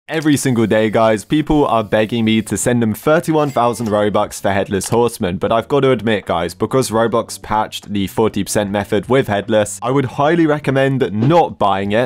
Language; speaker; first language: English; native; English